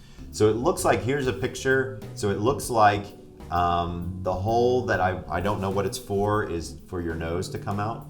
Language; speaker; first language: English; native; English